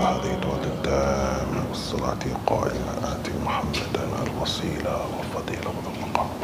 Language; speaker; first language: Arabic; non-native, learner; English